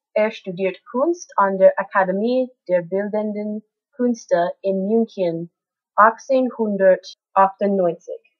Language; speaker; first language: German; non-native, learner; English